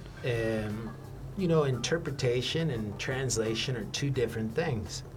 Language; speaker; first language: English; native; English